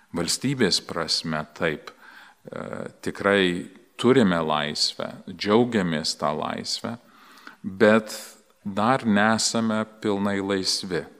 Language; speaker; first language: Lithuanian; early bilingual, heritage; Lithuanian